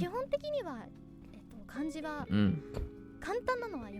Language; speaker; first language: Japanese; non-native, fluent; English